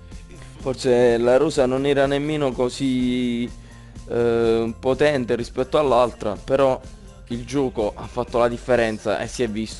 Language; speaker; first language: Italian; native; Italian